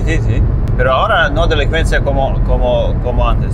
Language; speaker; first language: Spanish; non-native, learner; Serbian